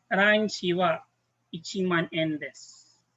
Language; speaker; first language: Japanese; non-native, fluent; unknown